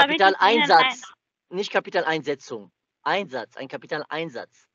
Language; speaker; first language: German; native; German